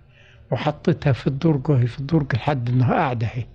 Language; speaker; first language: Arabic; native; Arabic